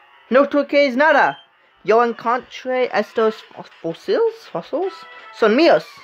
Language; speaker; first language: Spanish; non-native, learner; English